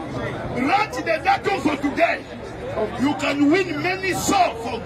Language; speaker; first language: English; non-native, learner; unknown